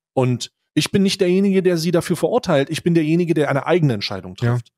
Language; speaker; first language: German; native; German